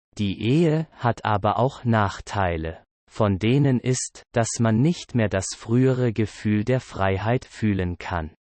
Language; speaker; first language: German; non-native, learner; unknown